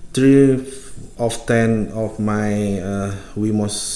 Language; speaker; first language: English; non-native, fluent; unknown